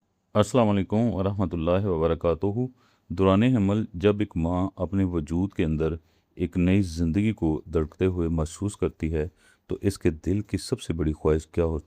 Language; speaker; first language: Urdu; native; Urdu